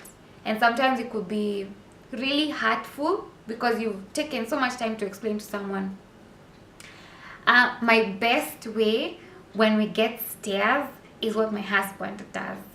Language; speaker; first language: English; non-native, local second language; Swahili